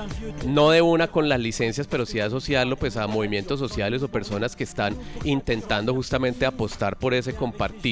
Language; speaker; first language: Spanish; native; Spanish